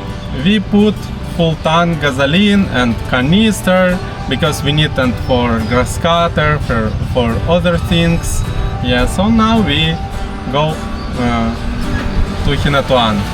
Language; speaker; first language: English; non-native, learner; Russian